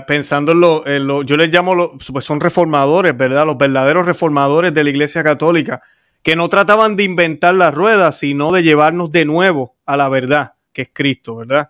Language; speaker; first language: Spanish; native; Spanish